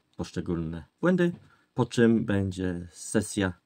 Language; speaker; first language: Polish; non-native, fluent; English